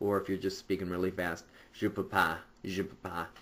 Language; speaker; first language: French; non-native, fluent; English